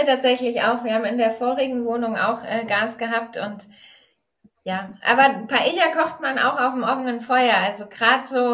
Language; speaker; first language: German; native; German